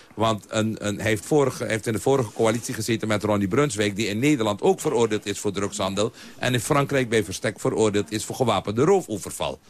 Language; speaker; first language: Dutch; non-native, local second language; Caribbean Hindustani